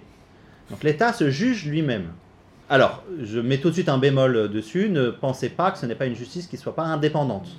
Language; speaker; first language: French; native; French